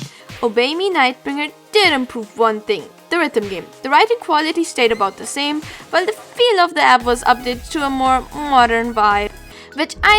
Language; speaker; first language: English; native; English